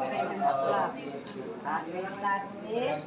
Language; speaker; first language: English; non-native, learner; Indonesian